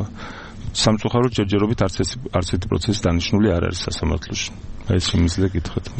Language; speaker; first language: Georgian; native; Georgian